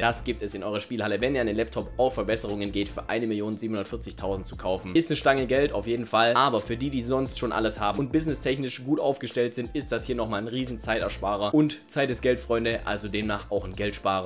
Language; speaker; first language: German; native; German